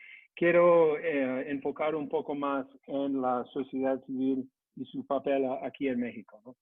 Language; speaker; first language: Spanish; non-native, fluent; English